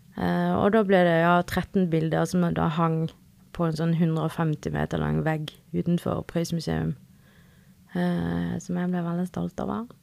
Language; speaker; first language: Norwegian; early bilingual, other home language; Spanish